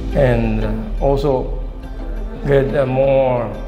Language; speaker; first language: English; non-native, learner; Spanish